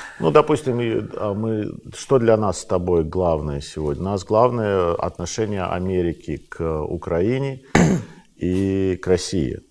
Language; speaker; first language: Russian; native; Russian